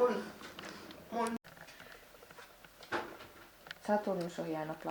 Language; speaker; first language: Finnish; native; Finnish